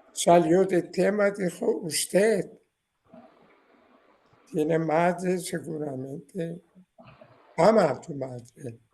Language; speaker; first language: Spanish; non-native, learner; Persian